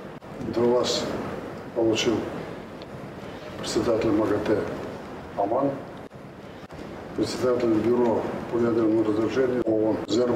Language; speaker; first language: Russian; non-native, local second language; Kazakh